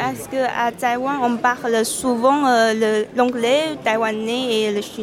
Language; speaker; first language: French; non-native, fluent; Chinese